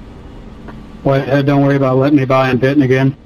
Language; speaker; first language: English; native; English